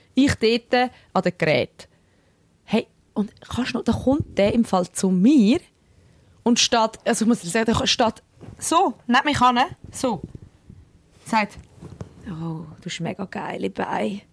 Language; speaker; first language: German; native; German